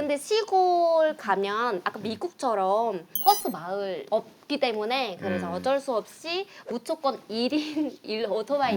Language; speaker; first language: Korean; non-native, fluent; Vietnamese